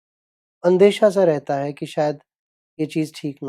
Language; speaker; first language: Hindi; native; Hindi